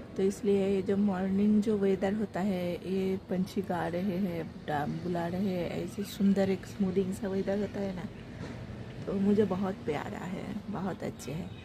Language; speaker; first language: Hindi; non-native, local second language; Bangla